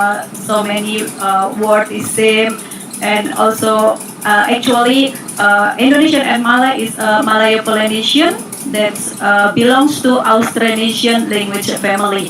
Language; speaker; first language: English; non-native, learner; Indonesian